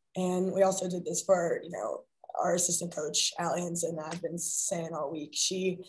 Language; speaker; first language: English; native; English